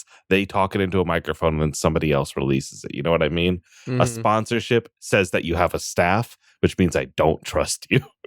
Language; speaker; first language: English; native; English